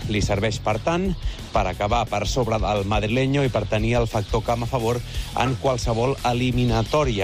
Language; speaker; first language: Catalan; native; Catalan